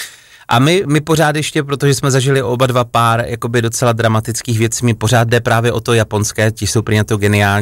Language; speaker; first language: Czech; native; Czech